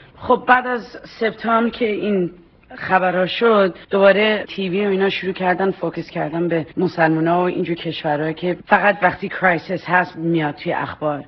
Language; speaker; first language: Persian; early bilingual, heritage; Persian